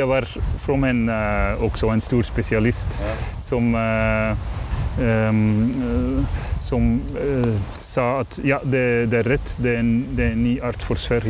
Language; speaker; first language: Swedish; non-native, learner; Dutch